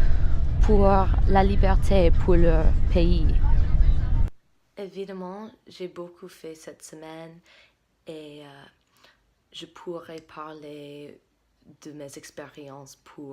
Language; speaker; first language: French; non-native, fluent; English